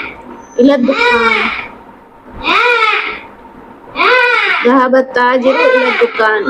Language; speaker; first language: Arabic; non-native, fluent; Urdu